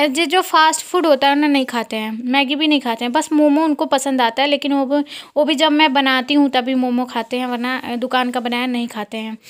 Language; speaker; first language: Hindi; non-native, local second language; Bhojpuri